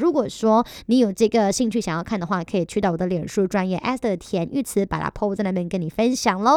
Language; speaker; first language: Chinese; native; Chinese